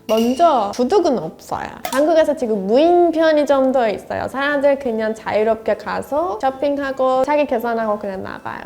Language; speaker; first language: Korean; non-native, learner; Persian